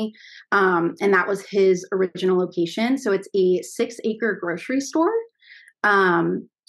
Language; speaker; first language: English; native; English